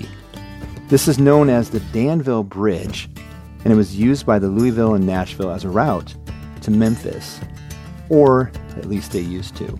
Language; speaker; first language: English; native; English